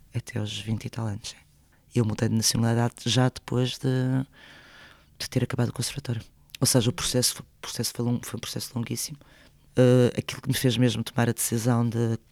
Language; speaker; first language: Portuguese; early bilingual, other home language; Spanish